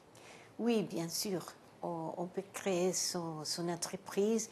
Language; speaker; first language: French; non-native, fluent; Spanish